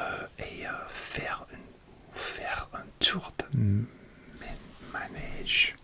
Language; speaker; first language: French; non-native, learner; English